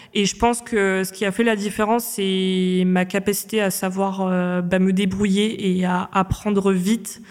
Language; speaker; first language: French; native; French